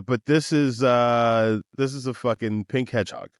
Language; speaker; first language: English; native; English